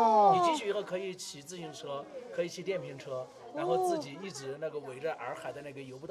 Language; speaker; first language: Chinese; native; Chinese